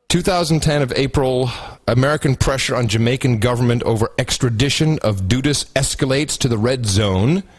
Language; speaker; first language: English; native; English